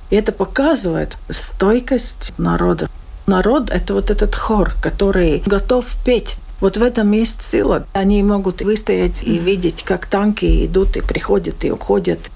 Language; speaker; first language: Russian; non-native, local second language; Latvian